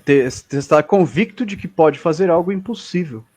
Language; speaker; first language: Portuguese; native; Portuguese